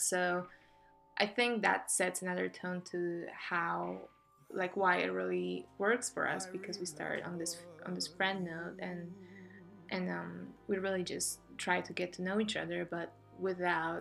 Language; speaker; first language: English; non-native, fluent; Polish